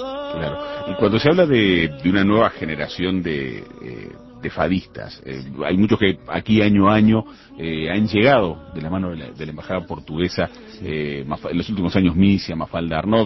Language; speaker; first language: Spanish; native; Spanish